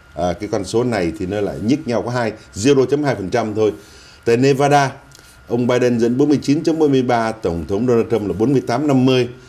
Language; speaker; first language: Vietnamese; native; Vietnamese